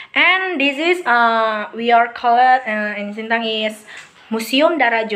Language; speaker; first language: English; non-native, learner; Indonesian